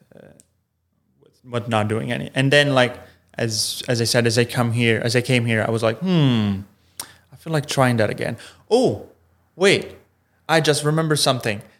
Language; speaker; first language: English; non-native, fluent; Italian